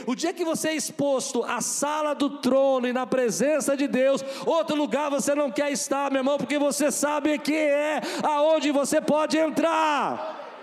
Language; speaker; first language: Portuguese; native; Portuguese